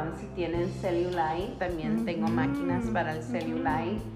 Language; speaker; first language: Spanish; early bilingual, heritage; Spanish